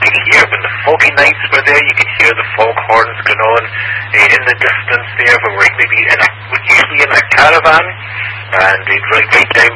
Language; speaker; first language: English; native; English